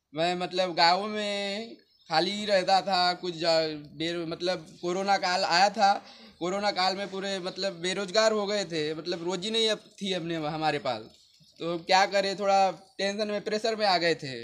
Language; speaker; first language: Hindi; native; Hindi